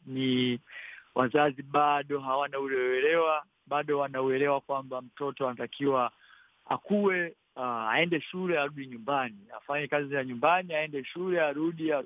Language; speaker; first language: Swahili; native; Swahili